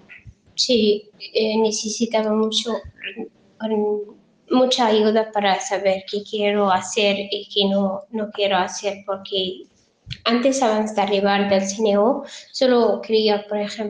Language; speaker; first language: Spanish; non-native, fluent; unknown